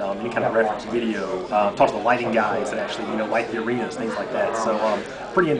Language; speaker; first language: English; native; English